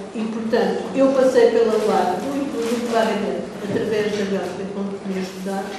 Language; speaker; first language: Portuguese; native; Portuguese